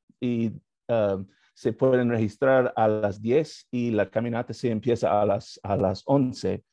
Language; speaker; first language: Spanish; non-native, learner; English